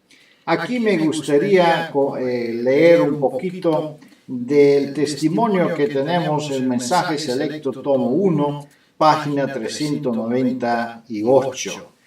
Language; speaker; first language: Spanish; non-native, fluent; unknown